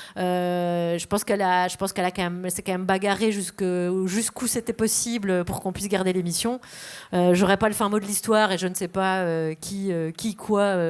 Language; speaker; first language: French; native; French